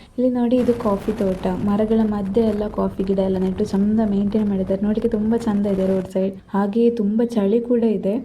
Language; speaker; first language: Kannada; non-native, local second language; Tulu